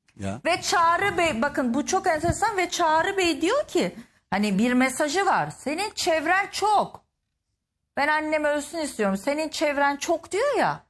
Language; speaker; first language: Turkish; native; Turkish